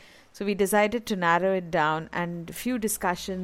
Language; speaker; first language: English; non-native, local second language; Tamil